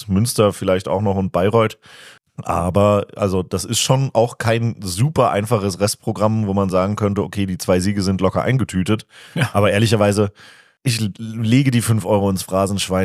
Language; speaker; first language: German; native; German